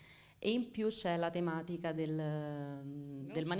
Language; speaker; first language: Italian; native; Italian